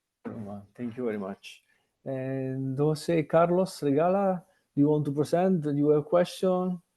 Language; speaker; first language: English; non-native, fluent; Italian